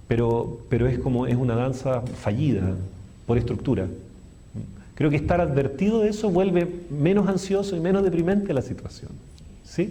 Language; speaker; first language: Spanish; native; Spanish